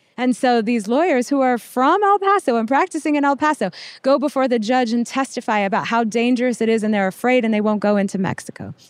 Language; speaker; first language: English; native; English